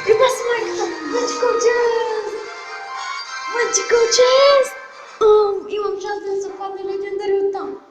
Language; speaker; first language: Bulgarian; native; Bulgarian